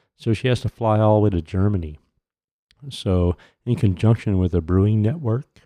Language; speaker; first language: English; native; English